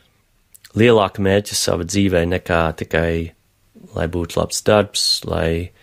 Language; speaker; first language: Latvian; non-native, fluent; English